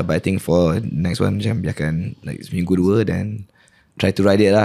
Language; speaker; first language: English; non-native, local second language; Malay